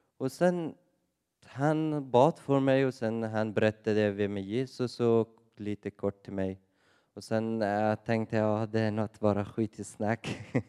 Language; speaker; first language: Swedish; non-native, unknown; Persian